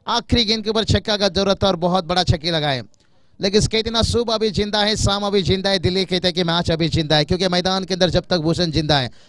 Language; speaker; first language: Hindi; non-native, local second language; Marathi